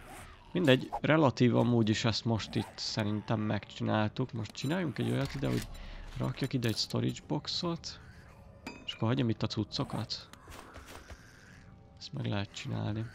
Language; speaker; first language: Hungarian; native; Hungarian